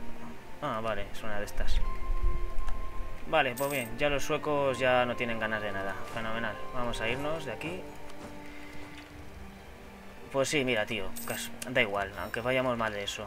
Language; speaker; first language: Spanish; native; Spanish